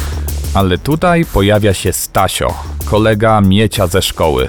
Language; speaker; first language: Polish; native; Polish